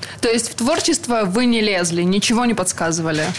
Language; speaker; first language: Russian; native; Russian